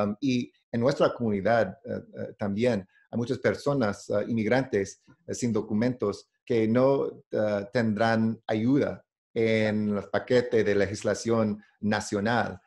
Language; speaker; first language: Spanish; non-native, learner; English